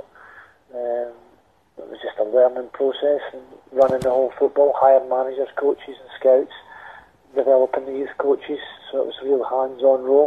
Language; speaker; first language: English; native; English